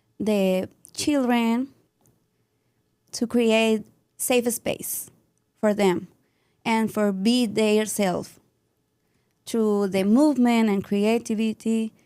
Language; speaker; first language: English; non-native, learner; Spanish